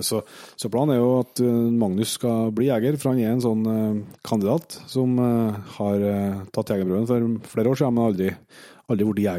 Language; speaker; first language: Norwegian; native; Norwegian